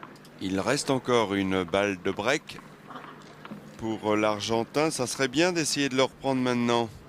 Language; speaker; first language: French; native; French